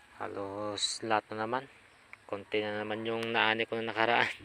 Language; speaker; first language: Filipino; non-native, local second language; Iloko